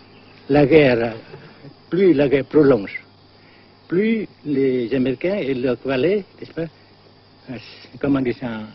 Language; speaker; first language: French; non-native, fluent; Vietnamese